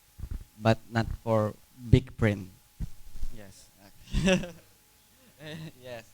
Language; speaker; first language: English; non-native, fluent; Indonesian